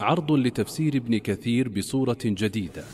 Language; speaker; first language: Arabic; native; Arabic